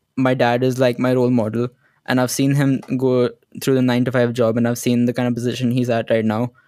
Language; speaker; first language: English; non-native, local second language; Hindi